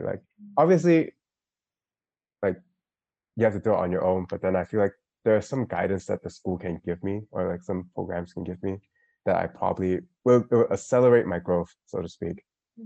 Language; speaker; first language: English; non-native, local second language; Cantonese